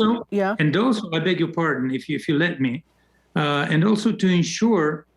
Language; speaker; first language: English; non-native, fluent; Russian